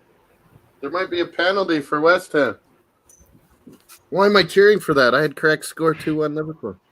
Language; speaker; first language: English; native; English